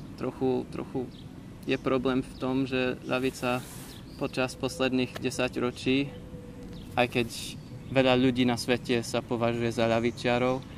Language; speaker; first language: Slovak; non-native, learner; English